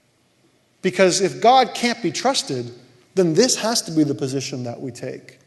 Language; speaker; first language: English; native; English